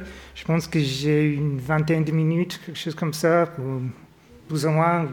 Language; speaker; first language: French; non-native, fluent; English